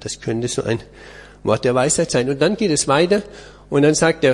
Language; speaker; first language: German; native; German